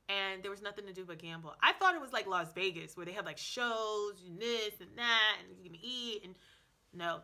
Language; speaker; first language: English; native; English